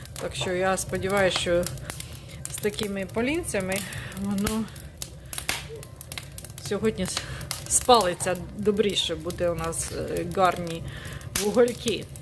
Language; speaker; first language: Ukrainian; non-native, local second language; Russian